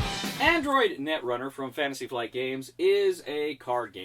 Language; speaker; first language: English; native; English